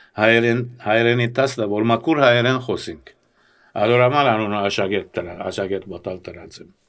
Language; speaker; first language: Armenian; early bilingual, heritage; Armenian